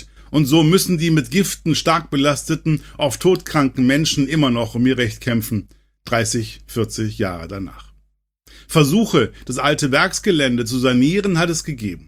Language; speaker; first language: German; native; German